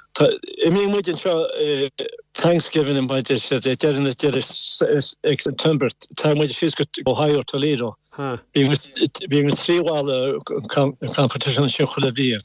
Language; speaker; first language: Irish; native; Irish